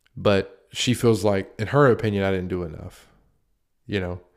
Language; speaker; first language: English; native; English